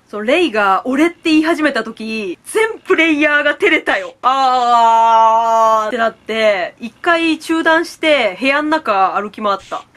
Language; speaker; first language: Japanese; native; Japanese